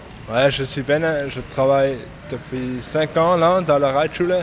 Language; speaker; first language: French; non-native, local second language; German